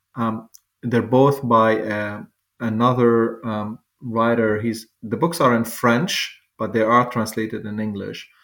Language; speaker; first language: English; non-native, fluent; Arabic